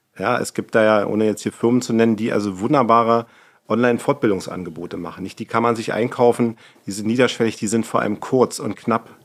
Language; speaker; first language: German; native; German